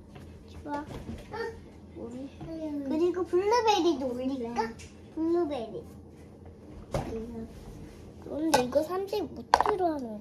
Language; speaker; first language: Korean; early bilingual, other home language; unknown